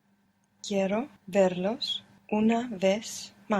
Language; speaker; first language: Spanish; non-native, learner; English